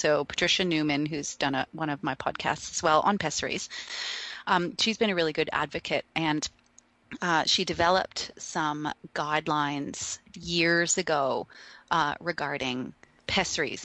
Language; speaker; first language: English; native; English